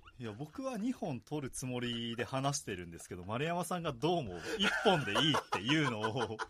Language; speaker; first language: Japanese; native; Japanese